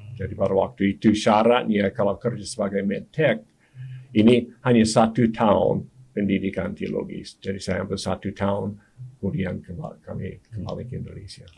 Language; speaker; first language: Indonesian; non-native, fluent; English